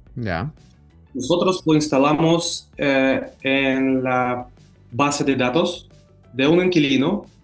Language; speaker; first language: Spanish; non-native, learner; Russian